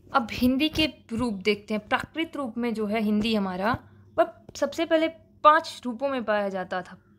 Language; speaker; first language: Hindi; native; Hindi